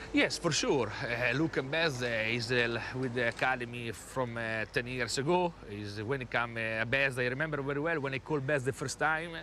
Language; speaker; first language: English; non-native, learner; Italian